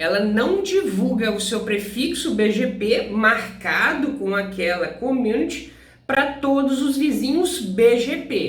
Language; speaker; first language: Portuguese; native; Portuguese